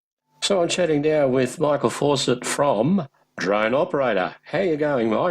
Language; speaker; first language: English; native; English